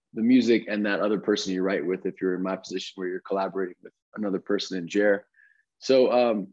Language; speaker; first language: English; native; English